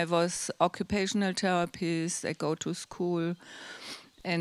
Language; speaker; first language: English; non-native, learner; German